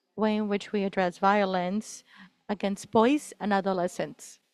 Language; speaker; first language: English; non-native, fluent; Spanish